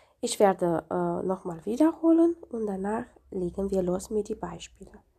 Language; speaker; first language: German; non-native, fluent; Romanian